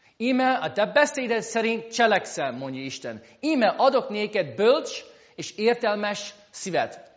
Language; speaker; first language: Hungarian; non-native, fluent; English